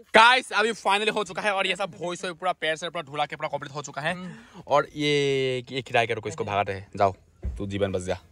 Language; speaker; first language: Hindi; non-native, local second language; Assamese